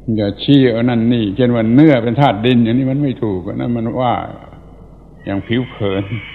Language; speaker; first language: Thai; native; Thai